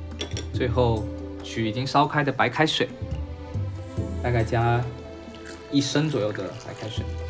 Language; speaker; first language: Chinese; native; Chinese